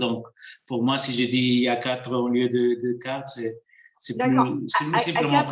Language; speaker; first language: French; non-native, fluent; Spanish